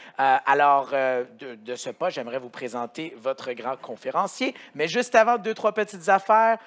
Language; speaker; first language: French; native; French